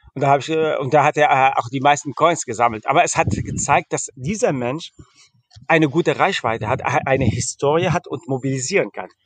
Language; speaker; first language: German; early bilingual, heritage; Arabic